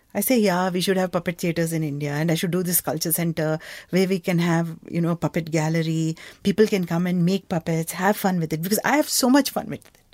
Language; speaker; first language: English; non-native, local second language; Kannada